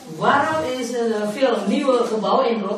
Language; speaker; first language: Dutch; non-native, learner; Indonesian